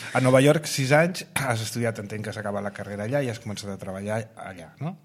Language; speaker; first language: Catalan; native; Catalan